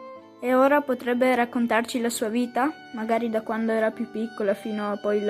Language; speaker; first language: Italian; native; Italian